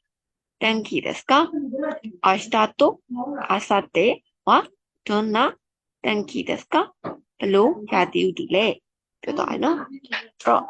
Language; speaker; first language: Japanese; non-native, fluent; Burmese